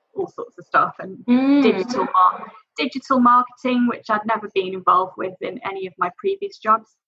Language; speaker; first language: English; native; English